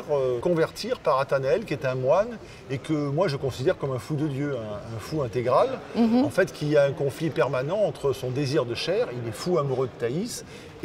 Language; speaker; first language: French; native; French